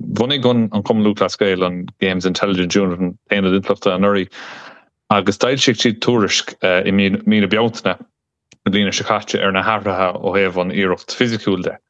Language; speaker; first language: Irish; non-native, local second language; English